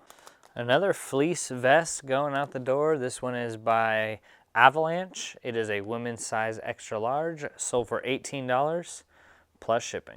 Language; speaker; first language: English; native; English